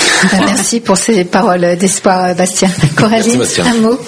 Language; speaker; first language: French; native; French